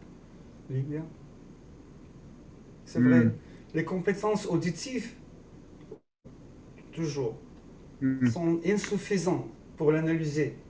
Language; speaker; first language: French; non-native, learner; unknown